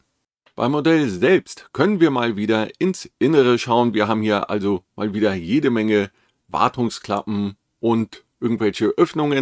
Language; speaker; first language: German; native; German